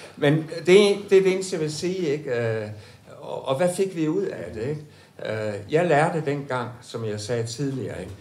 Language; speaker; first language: Danish; native; Danish